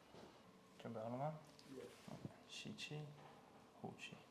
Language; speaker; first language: Chinese; non-native, learner; English